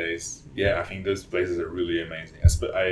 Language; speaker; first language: English; non-native, fluent; Polish